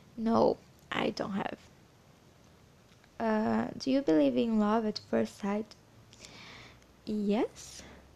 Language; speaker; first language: English; non-native, learner; Portuguese